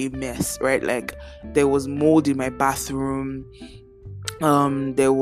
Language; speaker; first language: English; non-native, local second language; Yoruba